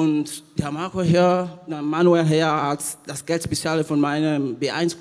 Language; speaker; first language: German; non-native, learner; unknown